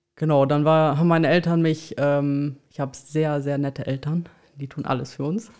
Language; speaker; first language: German; native; German